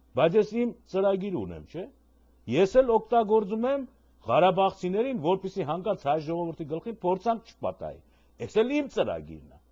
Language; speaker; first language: Armenian; native; Armenian